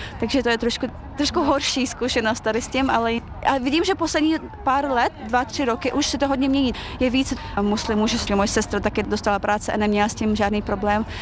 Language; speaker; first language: Czech; early bilingual, other home language; Chechen